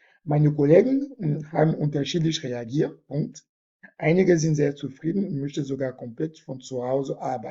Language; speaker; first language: German; non-native, fluent; French